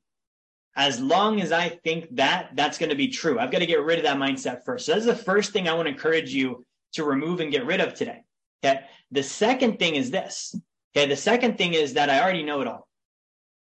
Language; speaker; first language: English; native; English